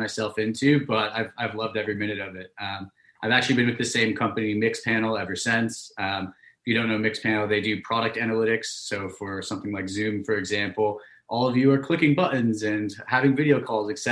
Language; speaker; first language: English; native; English